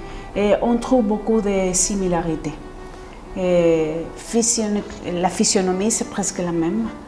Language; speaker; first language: French; non-native, fluent; Spanish